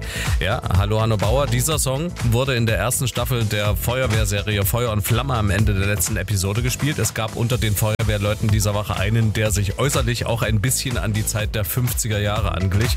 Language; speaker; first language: German; native; German